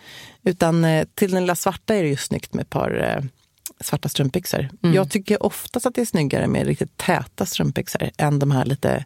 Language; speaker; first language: Swedish; native; Swedish